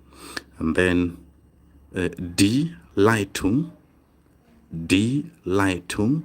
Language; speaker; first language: German; non-native, fluent; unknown